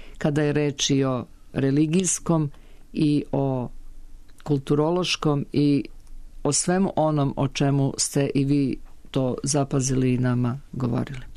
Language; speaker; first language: Serbian; native; Serbian